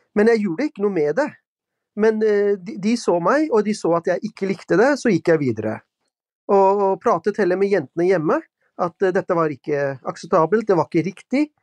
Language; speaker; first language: Norwegian; early bilingual, other home language; Urdu